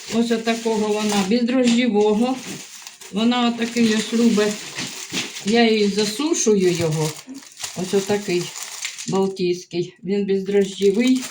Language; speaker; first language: Ukrainian; native; Ukrainian